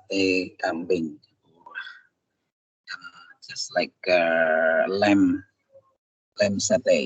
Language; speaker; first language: English; non-native, fluent; Indonesian